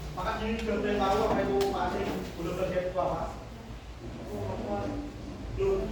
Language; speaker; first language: Indonesian; native; Indonesian